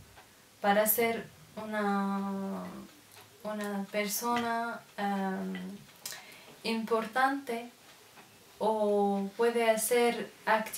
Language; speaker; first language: Spanish; non-native, learner; Arabic